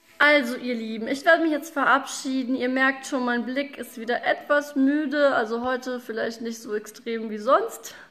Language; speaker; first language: German; early bilingual, other home language; Russian